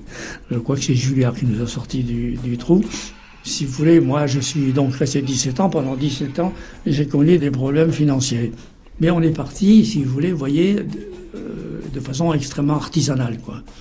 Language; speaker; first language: French; native; French